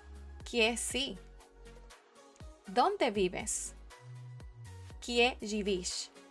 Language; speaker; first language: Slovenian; non-native, fluent; Spanish